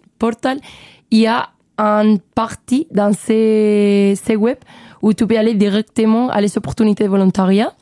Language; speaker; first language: French; non-native, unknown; Spanish